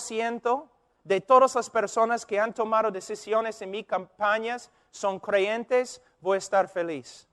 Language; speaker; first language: Spanish; non-native, fluent; English